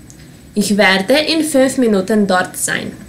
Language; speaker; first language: German; non-native, fluent; Serbian